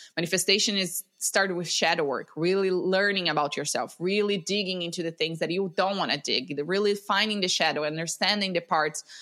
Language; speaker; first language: English; non-native, fluent; Portuguese